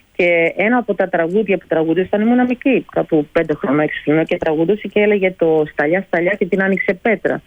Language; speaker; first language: Greek; early bilingual, heritage; Greek